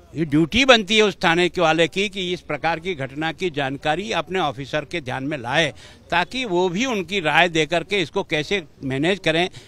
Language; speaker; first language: Hindi; native; Hindi